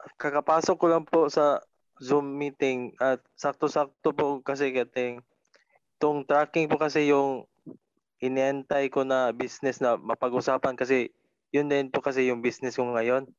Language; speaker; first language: Filipino; non-native, local second language; Cebuano